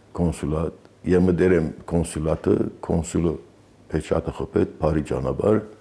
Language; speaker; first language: Armenian; early bilingual, heritage; Armenian